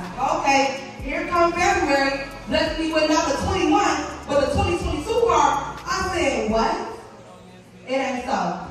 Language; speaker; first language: English; native; English